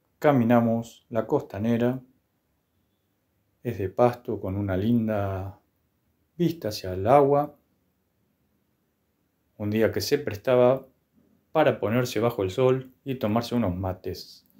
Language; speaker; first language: Spanish; native; Spanish